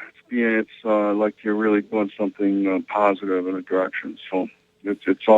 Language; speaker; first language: English; native; English